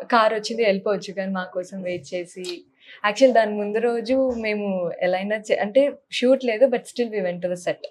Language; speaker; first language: Telugu; native; Telugu